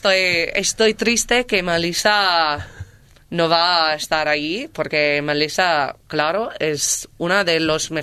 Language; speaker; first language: Spanish; non-native, learner; English